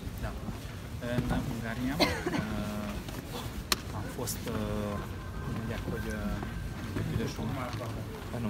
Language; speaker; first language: Romanian; non-native, local second language; Hungarian